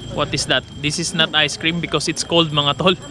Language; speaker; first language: English; non-native, local second language; Filipino